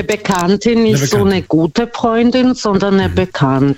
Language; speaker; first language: German; non-native, fluent; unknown